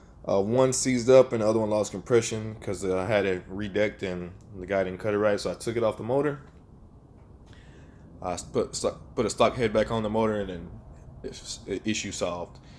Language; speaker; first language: English; native; English